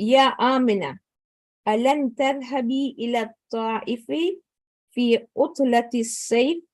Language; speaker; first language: Arabic; non-native, learner; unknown